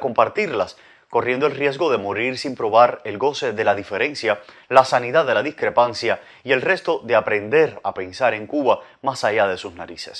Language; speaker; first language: Spanish; native; Spanish